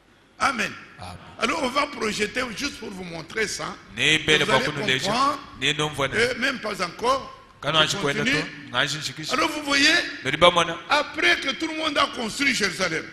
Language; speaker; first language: French; non-native, local second language; Luba-Lulua